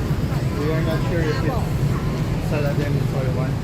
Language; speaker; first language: English; non-native, fluent; Thai